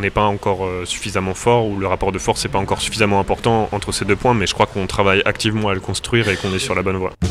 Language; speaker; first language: French; native; French